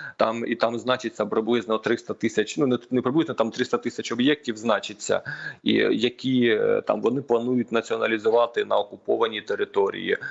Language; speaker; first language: Ukrainian; non-native, local second language; Russian